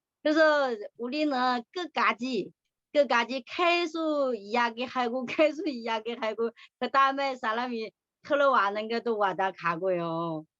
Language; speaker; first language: Korean; non-native, learner; Chinese